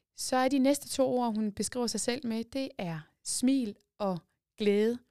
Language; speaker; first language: Danish; native; Danish